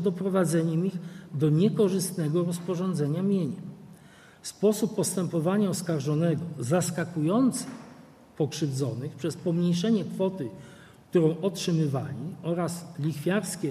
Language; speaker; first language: Polish; native; Polish